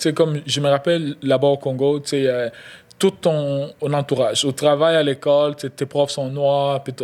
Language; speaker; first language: French; non-native, local second language; Lingala